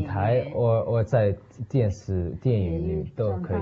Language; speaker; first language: Chinese; early bilingual, heritage; Chinese